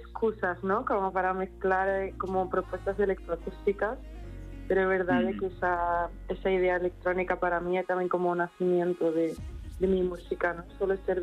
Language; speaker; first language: Galician; non-native, local second language; Spanish